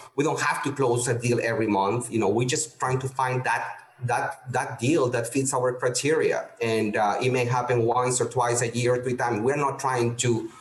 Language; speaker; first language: English; non-native, fluent; Spanish